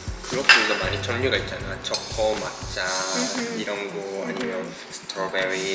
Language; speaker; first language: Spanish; non-native, learner; Japanese